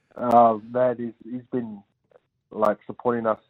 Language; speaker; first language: English; native; English